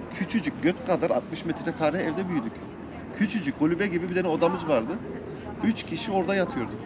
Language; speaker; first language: Turkish; early bilingual, heritage; Turkish